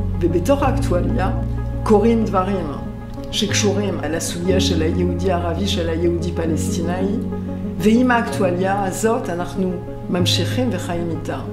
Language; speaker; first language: Hebrew; non-native, fluent; French